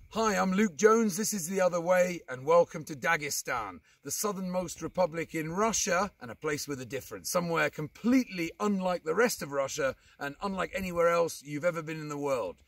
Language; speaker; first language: English; native; English